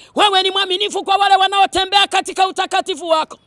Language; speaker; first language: Swahili; non-native, local second language; Luyia